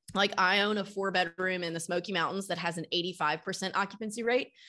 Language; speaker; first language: English; native; English